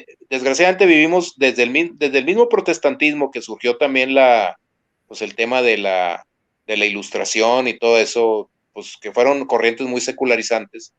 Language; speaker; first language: Spanish; native; Spanish